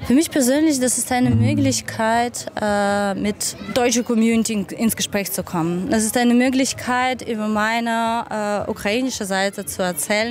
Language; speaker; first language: German; non-native, fluent; Ukrainian